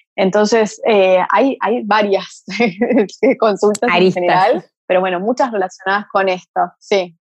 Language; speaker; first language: Spanish; early bilingual, other home language; Portuguese